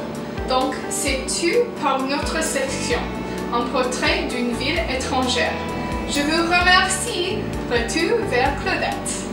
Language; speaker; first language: French; non-native, learner; English